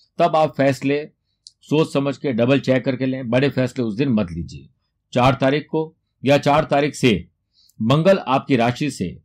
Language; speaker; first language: Hindi; native; Hindi